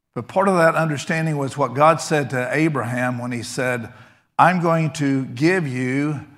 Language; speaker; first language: English; native; English